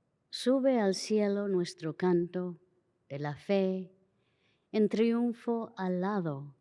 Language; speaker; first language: Spanish; native; Spanish